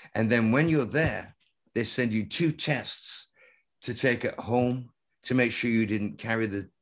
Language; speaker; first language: English; native; English